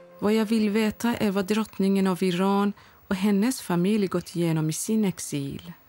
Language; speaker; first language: Swedish; non-native, fluent; Persian